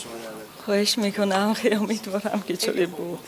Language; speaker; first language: Persian; non-native, learner; German